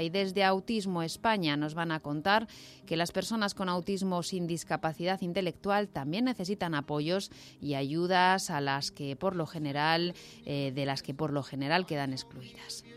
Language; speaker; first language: Spanish; native; Spanish